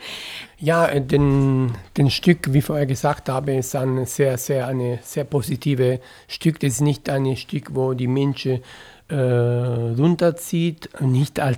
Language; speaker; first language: German; non-native, fluent; Italian